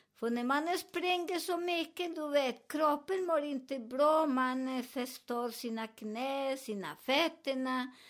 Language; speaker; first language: Swedish; non-native, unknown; Spanish